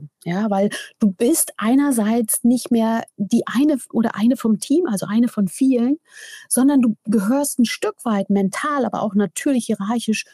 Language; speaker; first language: German; native; German